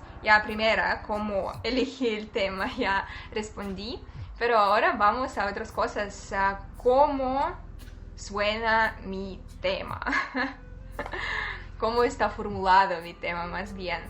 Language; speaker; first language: Spanish; non-native, fluent; Russian